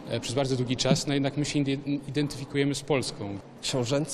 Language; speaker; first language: Polish; early bilingual, heritage; Polish